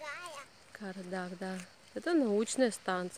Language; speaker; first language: Russian; native; Russian